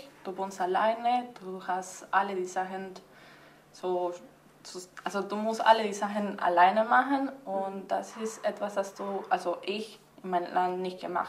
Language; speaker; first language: German; early bilingual, heritage; Spanish